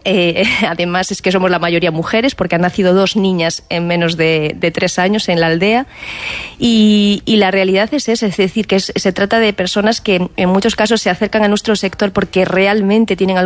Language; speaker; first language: Spanish; native; Spanish